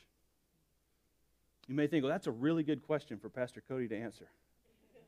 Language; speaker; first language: English; native; English